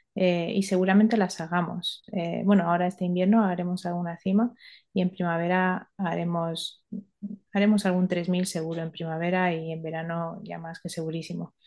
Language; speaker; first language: Spanish; early bilingual, other home language; Romanian